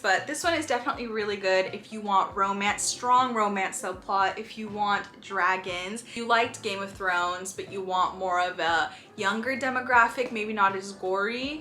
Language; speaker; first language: English; native; English